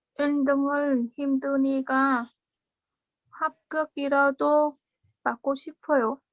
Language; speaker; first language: Korean; non-native, learner; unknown